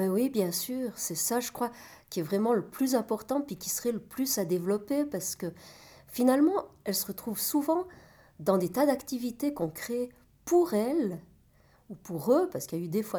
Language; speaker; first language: French; native; French